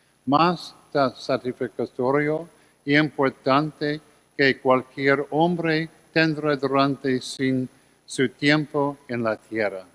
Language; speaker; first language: Spanish; non-native, learner; English